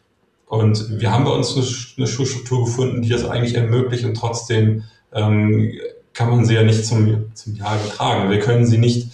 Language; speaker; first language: German; native; German